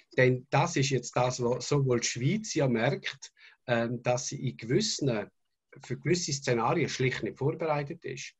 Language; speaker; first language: German; native; German